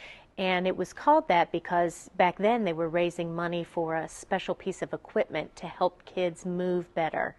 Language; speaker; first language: English; native; English